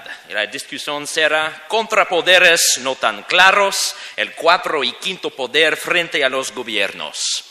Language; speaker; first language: Spanish; non-native, learner; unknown